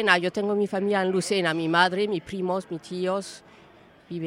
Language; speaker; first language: Spanish; early bilingual, other home language; French